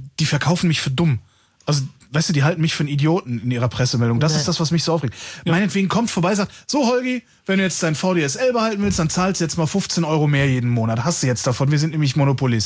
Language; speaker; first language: German; native; German